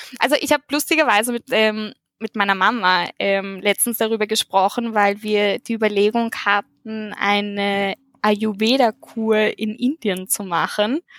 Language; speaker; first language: German; early bilingual, heritage; German